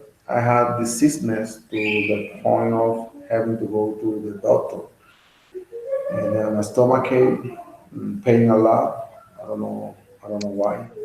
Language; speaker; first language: English; non-native, learner; Spanish